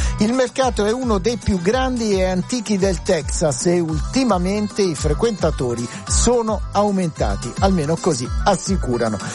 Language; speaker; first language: Italian; native; Italian